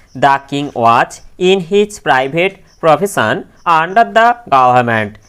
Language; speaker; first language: English; non-native, local second language; Bangla